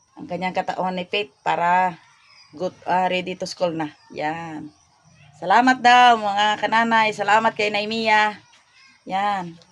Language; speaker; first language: Filipino; native; Filipino